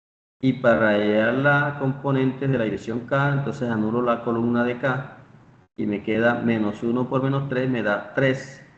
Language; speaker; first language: Spanish; native; Spanish